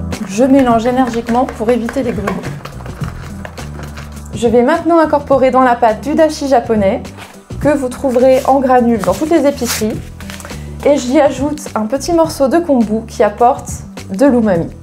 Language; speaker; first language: French; native; French